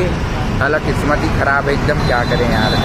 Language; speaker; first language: Hindi; native; Hindi